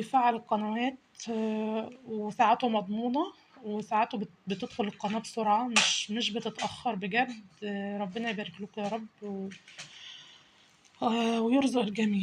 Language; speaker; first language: Arabic; native; Arabic